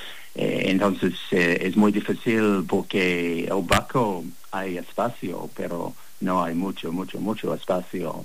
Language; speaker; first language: Spanish; non-native, learner; English